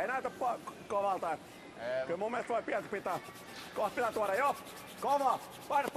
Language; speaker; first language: Finnish; native; Finnish